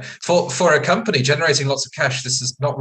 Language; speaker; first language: English; native; English